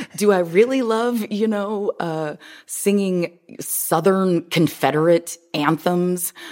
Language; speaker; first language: English; native; English